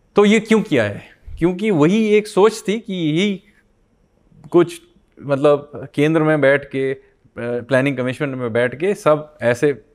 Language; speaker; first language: Hindi; non-native, local second language; Bangla